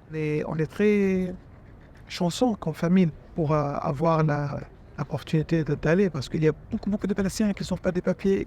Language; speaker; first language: French; non-native, fluent; Arabic